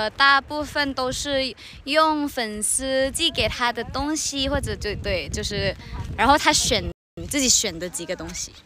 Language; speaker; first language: Chinese; non-native, fluent; Thai